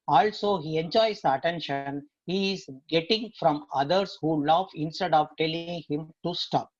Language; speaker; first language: English; non-native, local second language; Tamil